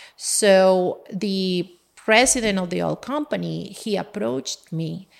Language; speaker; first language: English; non-native, fluent; Spanish